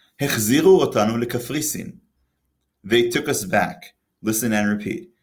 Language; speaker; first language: English; native; English